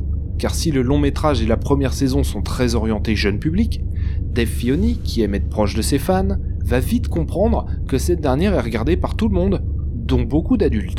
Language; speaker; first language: French; native; French